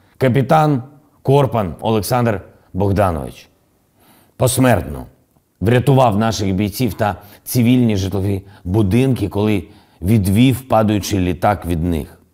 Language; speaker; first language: Ukrainian; non-native, local second language; Russian